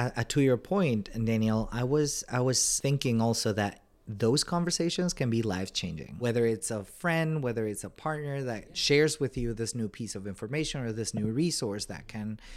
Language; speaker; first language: English; non-native, fluent; Spanish